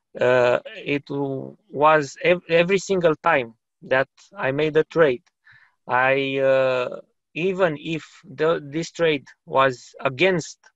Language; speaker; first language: English; non-native, fluent; Romanian